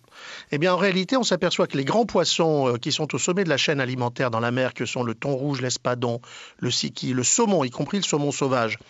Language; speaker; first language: French; native; French